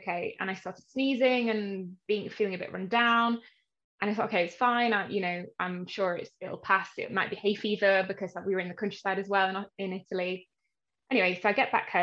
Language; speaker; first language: English; native; English